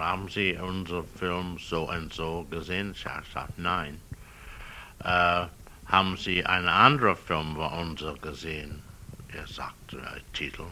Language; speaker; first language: German; non-native, learner; English